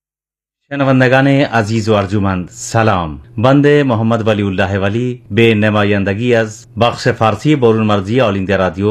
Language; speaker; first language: Persian; non-native, fluent; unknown